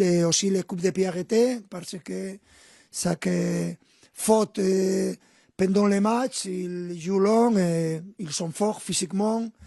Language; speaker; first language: French; non-native, fluent; Spanish